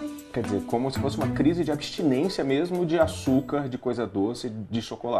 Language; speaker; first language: Portuguese; native; Portuguese